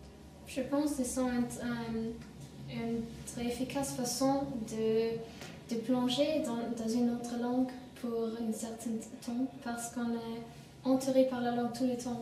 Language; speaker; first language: French; non-native, learner; German